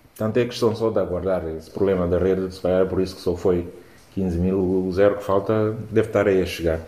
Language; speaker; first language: Portuguese; non-native, local second language; Upper Guinea Crioulo